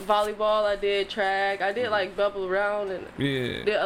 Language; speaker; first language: English; native; English